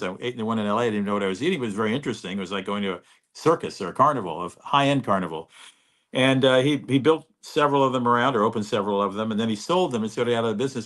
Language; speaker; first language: English; native; English